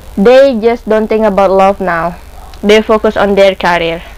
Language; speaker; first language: English; non-native, learner; Indonesian